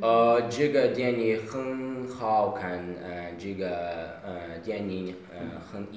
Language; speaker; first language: Chinese; non-native, learner; Uzbek